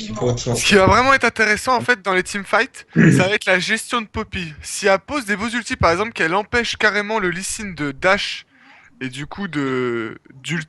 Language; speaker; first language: French; native; French